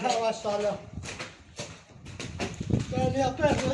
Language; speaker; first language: Turkish; non-native, learner; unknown